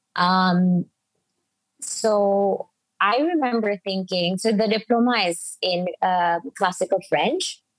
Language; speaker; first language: English; non-native, local second language; Malay